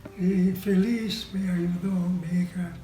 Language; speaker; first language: Spanish; non-native, fluent; English